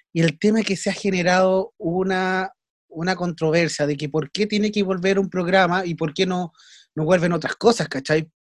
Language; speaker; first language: Spanish; native; Spanish